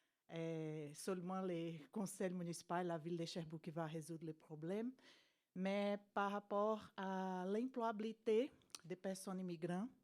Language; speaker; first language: French; non-native, fluent; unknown